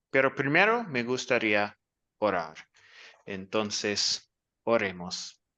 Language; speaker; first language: Spanish; non-native, learner; English